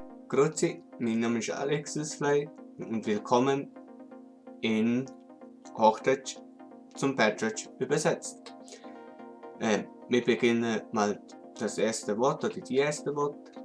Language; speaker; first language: German; non-native, local second language; Swiss German